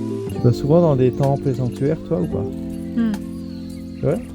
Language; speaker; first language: French; native; French